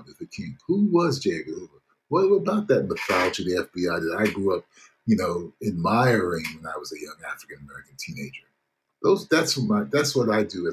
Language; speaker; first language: English; native; English